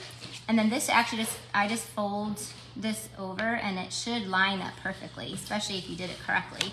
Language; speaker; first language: English; native; English